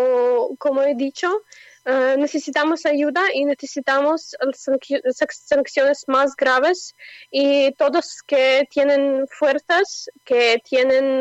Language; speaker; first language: Spanish; non-native, fluent; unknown